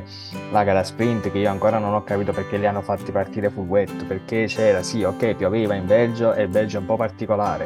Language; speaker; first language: Italian; native; Italian